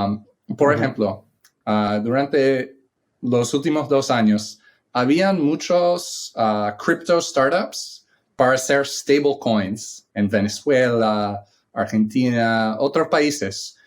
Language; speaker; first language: Spanish; non-native, fluent; English